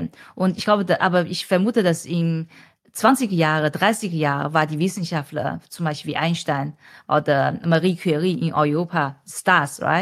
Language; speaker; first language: German; non-native, fluent; Chinese